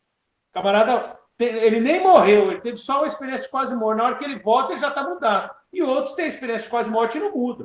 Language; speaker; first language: Portuguese; native; Portuguese